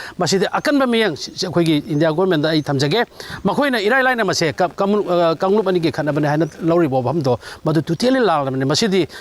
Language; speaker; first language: Manipuri; native; Manipuri